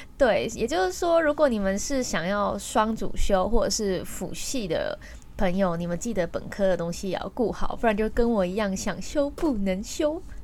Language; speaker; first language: Chinese; native; Chinese